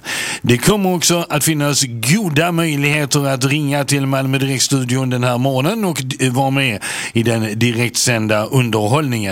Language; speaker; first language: Swedish; native; Swedish